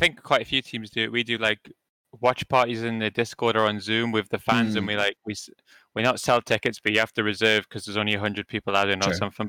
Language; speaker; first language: English; native; English